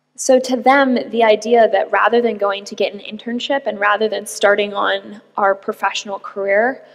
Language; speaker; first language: English; native; English